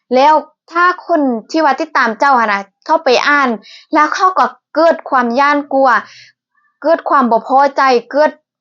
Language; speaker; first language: Thai; native; Thai